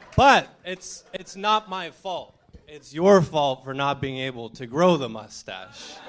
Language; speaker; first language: English; native; English